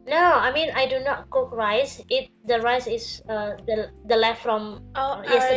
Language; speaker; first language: English; non-native, learner; Indonesian